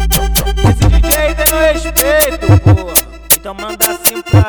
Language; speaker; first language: Portuguese; native; Portuguese